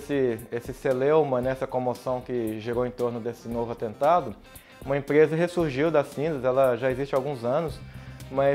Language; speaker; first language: Portuguese; native; Portuguese